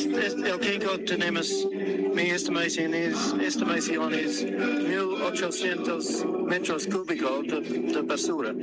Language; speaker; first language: Spanish; non-native, learner; English